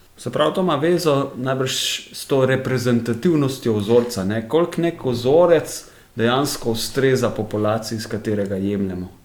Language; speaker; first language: Slovenian; native; Slovenian